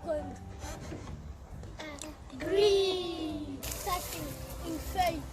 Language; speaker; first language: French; early bilingual, other home language; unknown